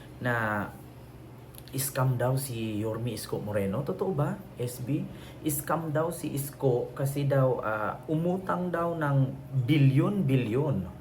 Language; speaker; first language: Filipino; native; Filipino